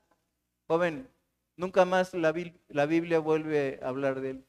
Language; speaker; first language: Spanish; native; Spanish